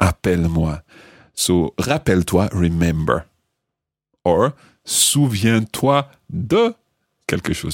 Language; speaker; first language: French; non-native, fluent; English